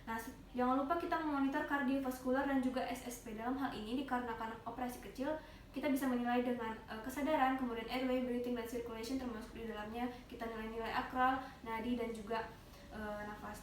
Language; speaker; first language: Indonesian; native; Indonesian